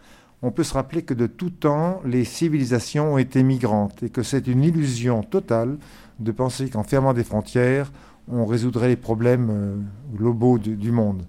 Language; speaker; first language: French; native; French